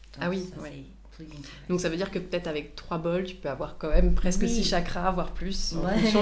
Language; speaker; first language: French; native; French